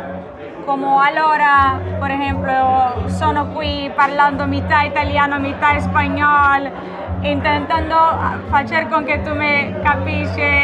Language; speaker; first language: Italian; non-native, learner; Portuguese